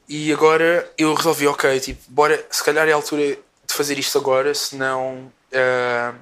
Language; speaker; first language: Portuguese; native; Portuguese